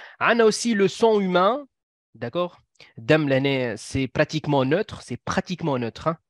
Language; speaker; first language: French; non-native, local second language; Arabic